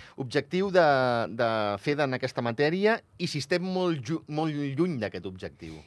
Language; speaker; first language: Catalan; native; Catalan